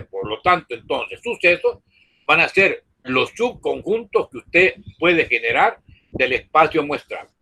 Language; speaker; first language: Spanish; native; Spanish